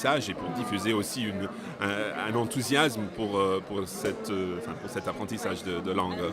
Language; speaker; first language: French; non-native, fluent; English